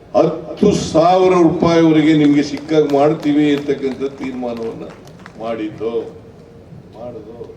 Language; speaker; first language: Kannada; native; Kannada